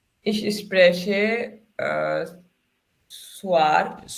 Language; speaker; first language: German; non-native, learner; Hindi